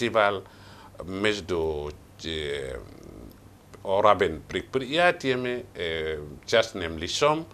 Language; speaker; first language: Russian; non-native, learner; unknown